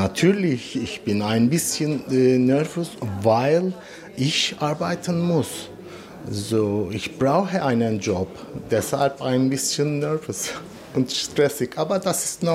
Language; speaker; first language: German; non-native, learner; Turkish